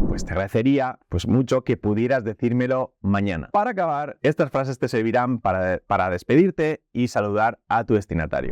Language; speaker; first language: Spanish; native; Spanish